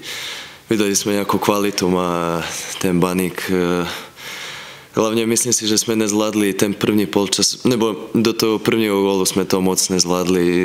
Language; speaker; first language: Czech; non-native, fluent; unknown